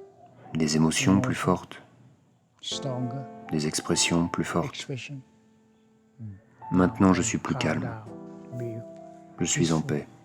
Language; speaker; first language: French; non-native, learner; Thai